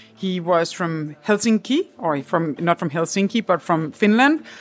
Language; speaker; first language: English; non-native, fluent; Danish